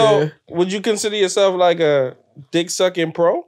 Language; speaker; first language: English; native; English